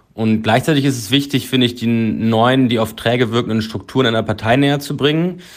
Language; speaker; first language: German; native; German